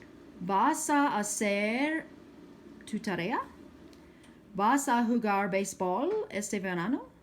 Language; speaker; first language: Spanish; non-native, fluent; English